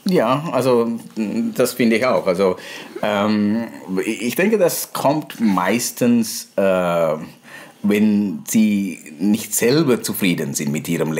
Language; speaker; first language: German; non-native, fluent; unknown